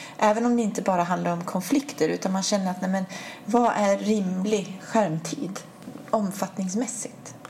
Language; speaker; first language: Swedish; native; Swedish